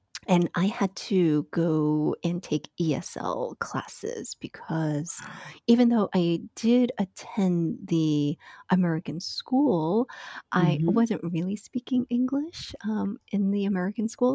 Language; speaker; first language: English; non-native, fluent; Chinese